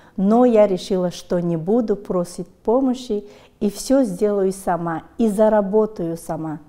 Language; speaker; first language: Russian; non-native, local second language; Tajik